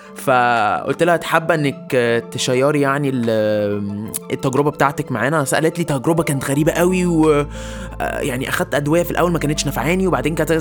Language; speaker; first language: Arabic; early bilingual, heritage; Arabic